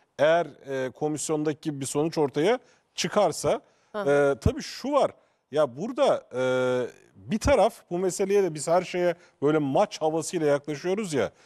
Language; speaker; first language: Turkish; native; Turkish